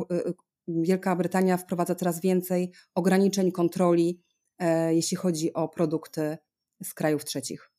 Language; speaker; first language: Polish; native; Polish